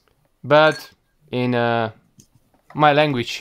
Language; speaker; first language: English; non-native, learner; Russian